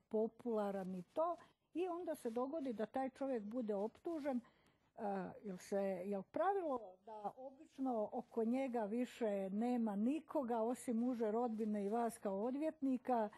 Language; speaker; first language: Croatian; native; Croatian